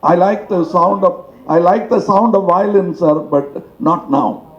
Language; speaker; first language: English; non-native, local second language; Tamil